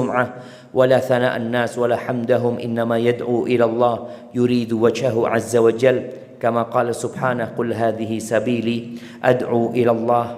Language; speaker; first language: Arabic; non-native, fluent; Indonesian